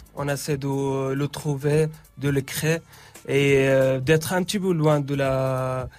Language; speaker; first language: French; non-native, fluent; Arabic